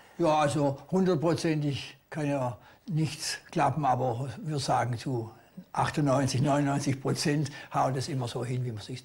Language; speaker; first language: German; native; German